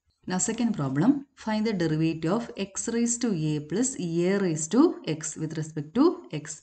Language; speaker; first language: English; non-native, local second language; Malayalam